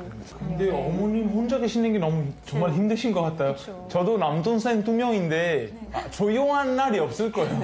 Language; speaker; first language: Korean; non-native, fluent; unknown